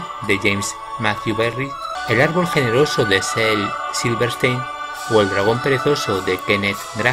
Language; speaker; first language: Spanish; native; Spanish